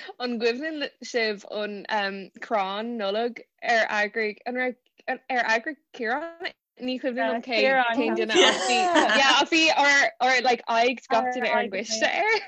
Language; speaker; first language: Irish; non-native, local second language; English